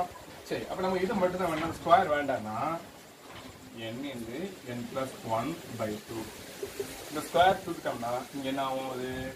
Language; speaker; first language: Tamil; native; Tamil